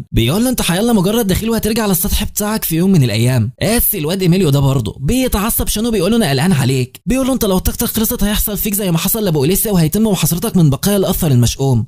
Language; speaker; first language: Arabic; native; Arabic